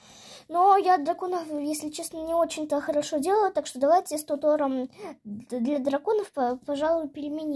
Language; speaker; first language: Russian; native; Russian